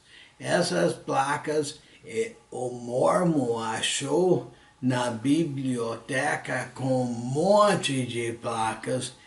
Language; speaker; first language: Portuguese; early bilingual, other home language; English